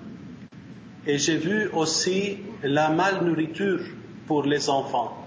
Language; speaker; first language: French; non-native, learner; Arabic